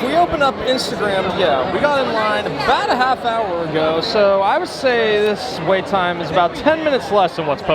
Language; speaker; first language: English; native; English